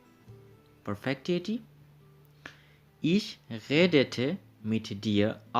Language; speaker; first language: German; non-native, learner; Bangla